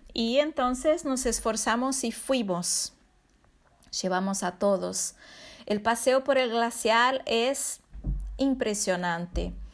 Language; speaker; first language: Spanish; non-native, fluent; Portuguese